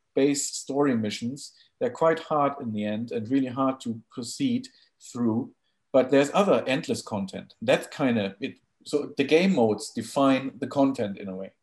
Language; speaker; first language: English; non-native, fluent; German